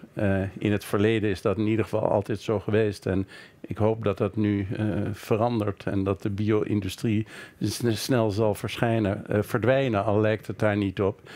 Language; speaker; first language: Dutch; native; Dutch